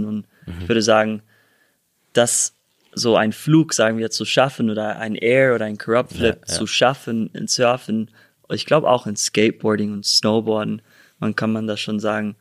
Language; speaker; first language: German; early bilingual, heritage; German